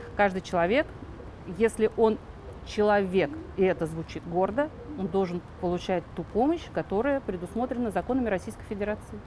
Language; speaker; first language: Russian; native; Russian